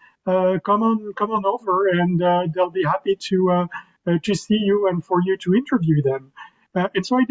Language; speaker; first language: English; non-native, fluent; French